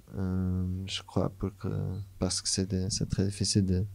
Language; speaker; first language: French; non-native, fluent; Portuguese